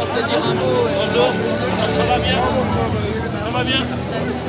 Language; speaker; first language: French; non-native, local second language; Wolof